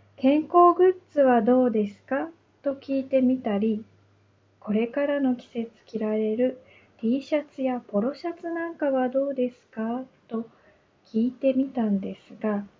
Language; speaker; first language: Japanese; native; Japanese